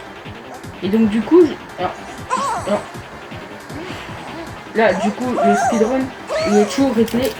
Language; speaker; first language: French; native; French